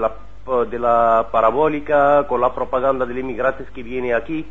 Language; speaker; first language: Spanish; non-native, learner; Arabic